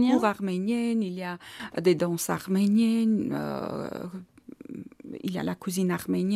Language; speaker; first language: French; non-native, fluent; Armenian